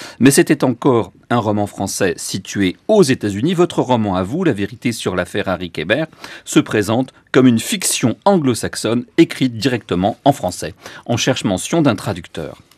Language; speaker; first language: French; native; French